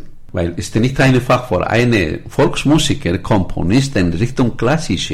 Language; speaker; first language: German; non-native, learner; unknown